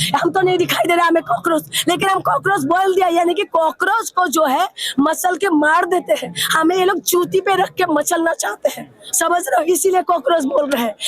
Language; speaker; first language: Hindi; non-native, local second language; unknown